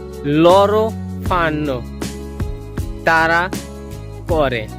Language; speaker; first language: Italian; non-native, fluent; Bangla